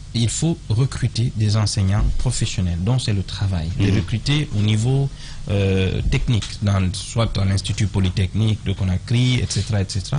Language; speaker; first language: French; non-native, local second language; Fula